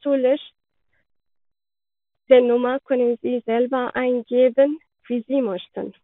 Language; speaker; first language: German; non-native, learner; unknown